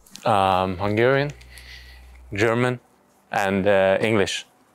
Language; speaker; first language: English; non-native, fluent; Hungarian